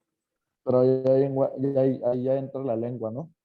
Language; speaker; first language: Spanish; native; Spanish